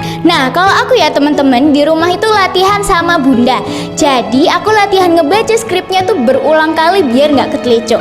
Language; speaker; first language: Indonesian; native; Indonesian